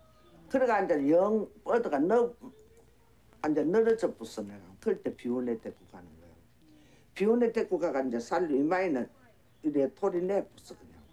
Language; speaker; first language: Korean; native; Korean